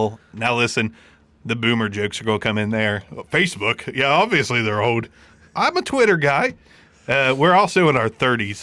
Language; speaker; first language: English; native; English